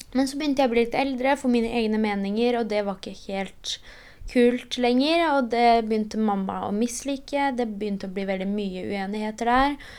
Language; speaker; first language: Norwegian; early bilingual, other home language; Polish